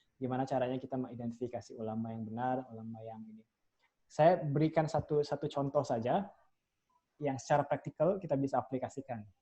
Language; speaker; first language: Indonesian; native; Indonesian